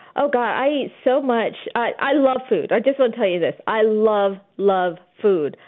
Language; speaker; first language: English; early bilingual, other home language; Urdu